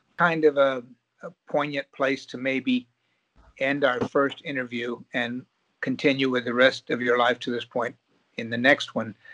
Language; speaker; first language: English; native; English